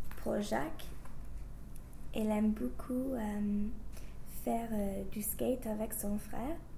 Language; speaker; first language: French; non-native, fluent; English